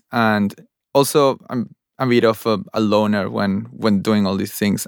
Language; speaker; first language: English; non-native, fluent; Spanish